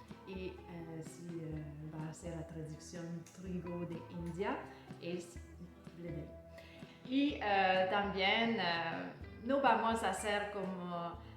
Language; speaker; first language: Spanish; non-native, learner; French